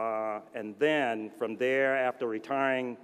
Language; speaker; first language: English; native; English